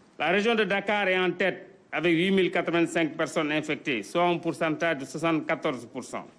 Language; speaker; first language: French; non-native, local second language; Wolof